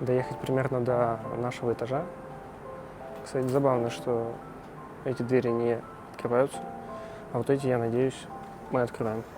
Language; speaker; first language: Russian; native; Russian